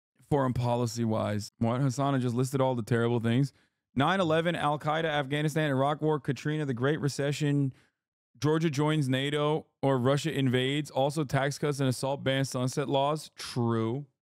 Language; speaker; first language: English; early bilingual, other home language; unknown